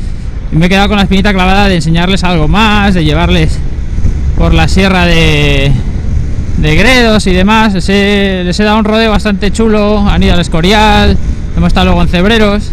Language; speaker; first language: Spanish; native; Spanish